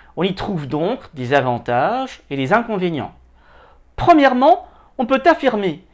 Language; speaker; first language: French; non-native, fluent; Portuguese